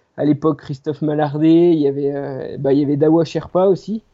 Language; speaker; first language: French; native; French